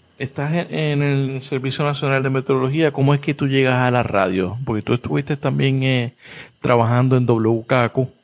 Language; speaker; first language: Spanish; native; Spanish